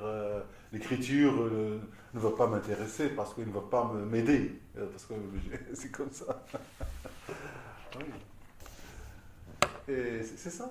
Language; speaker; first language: French; non-native, local second language; Arabic